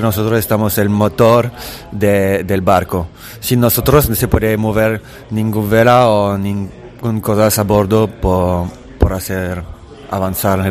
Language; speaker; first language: Spanish; non-native, fluent; Italian